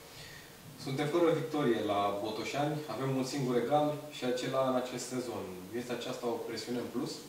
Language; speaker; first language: Romanian; native; Romanian